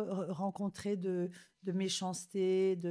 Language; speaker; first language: French; native; French